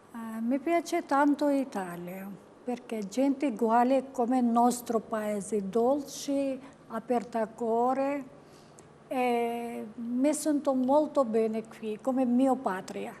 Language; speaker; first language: Italian; non-native, learner; Georgian